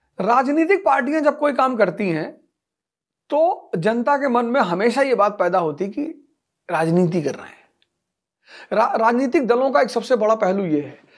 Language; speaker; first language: Hindi; native; Hindi